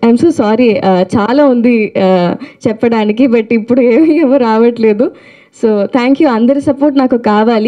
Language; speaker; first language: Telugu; non-native, learner; Tamil